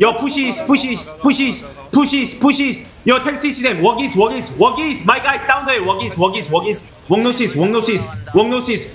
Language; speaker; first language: English; non-native, learner; Korean